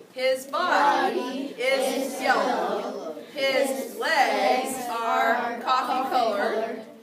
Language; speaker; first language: English; native; English